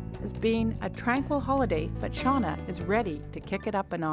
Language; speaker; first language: English; native; English